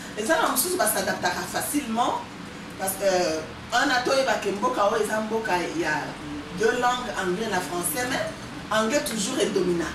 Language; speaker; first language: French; non-native, local second language; Lingala